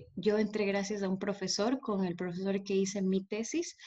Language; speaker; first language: Spanish; native; Spanish